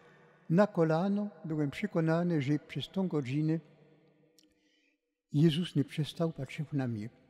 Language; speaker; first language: Polish; non-native, fluent; French